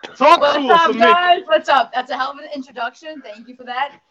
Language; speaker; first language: English; early bilingual, other home language; Russian